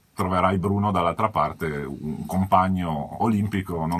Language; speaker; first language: Italian; native; Italian